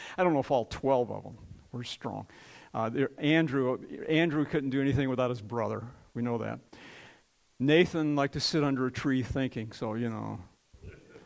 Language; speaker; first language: English; native; English